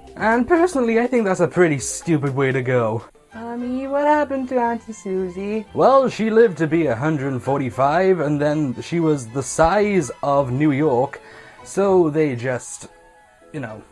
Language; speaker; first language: English; native; English